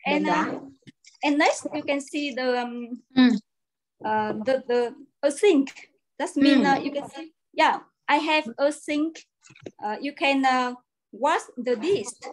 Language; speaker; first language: English; non-native, learner; Vietnamese